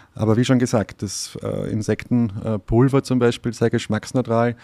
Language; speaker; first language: German; native; German